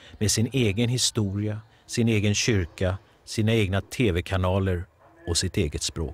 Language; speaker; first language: Swedish; early bilingual, other home language; Polish